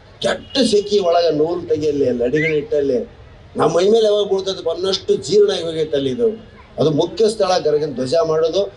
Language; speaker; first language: Kannada; native; Kannada